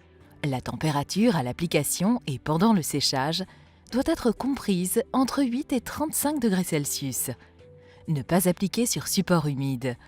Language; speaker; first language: French; native; French